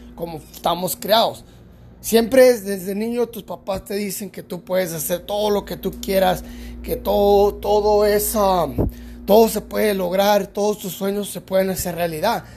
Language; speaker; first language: Spanish; early bilingual, heritage; Spanish